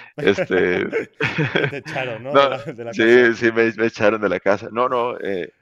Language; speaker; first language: Spanish; native; Spanish